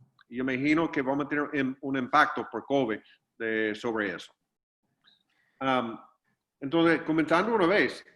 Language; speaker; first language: Spanish; non-native, fluent; English